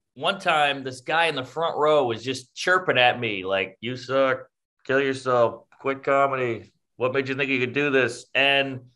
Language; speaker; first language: English; native; English